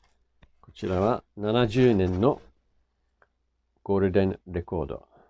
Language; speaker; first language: Japanese; non-native, fluent; English